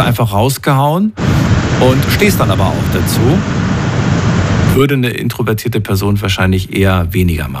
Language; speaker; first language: German; native; German